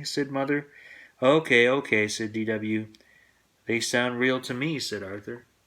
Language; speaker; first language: English; native; English